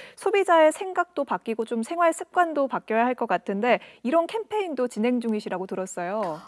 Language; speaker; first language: Korean; native; Korean